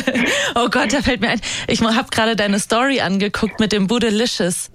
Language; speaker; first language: German; native; German